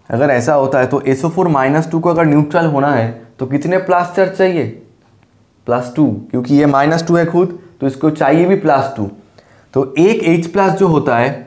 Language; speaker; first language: Hindi; non-native, local second language; Bangla